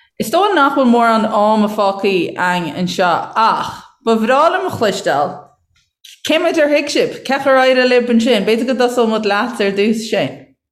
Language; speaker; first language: Irish; native; Irish